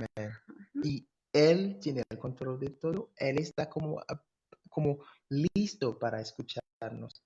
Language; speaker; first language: Spanish; non-native, fluent; English